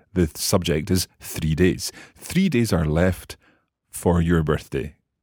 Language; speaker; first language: English; native; English